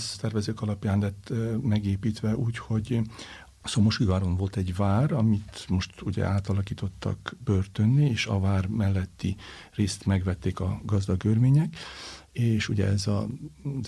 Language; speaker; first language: Hungarian; native; Hungarian